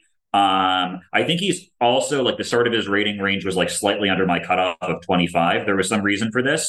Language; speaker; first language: English; native; English